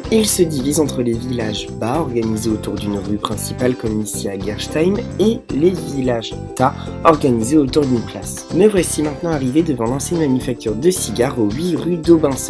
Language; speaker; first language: French; native; French